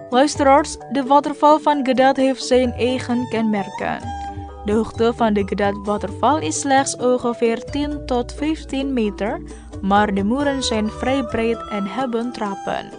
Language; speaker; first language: Dutch; non-native, fluent; Indonesian